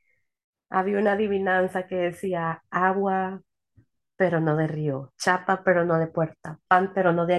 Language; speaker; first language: Spanish; early bilingual, heritage; Spanish